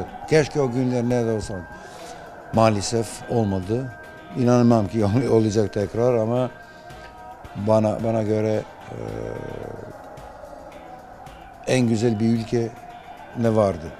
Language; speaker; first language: Turkish; non-native, fluent; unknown